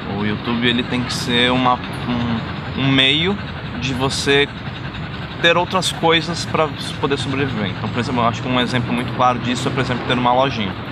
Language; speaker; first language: Portuguese; native; Portuguese